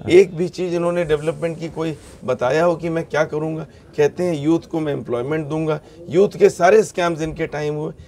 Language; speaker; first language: Hindi; native; Hindi